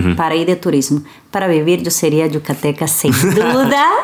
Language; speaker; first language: Spanish; early bilingual, other home language; Portuguese